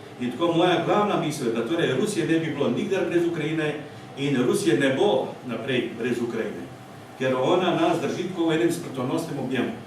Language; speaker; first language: Slovenian; non-native, fluent; Ukrainian